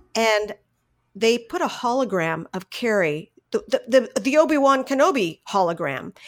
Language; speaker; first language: English; native; English